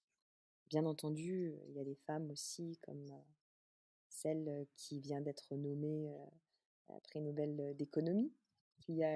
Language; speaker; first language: French; native; French